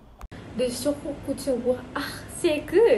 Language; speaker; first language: German; non-native, learner; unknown